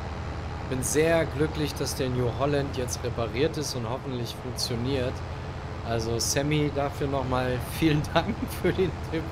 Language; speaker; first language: German; native; German